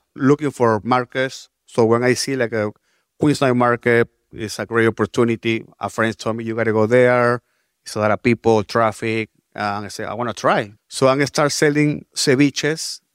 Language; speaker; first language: English; non-native, learner; Spanish